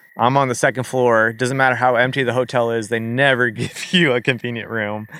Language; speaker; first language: English; native; English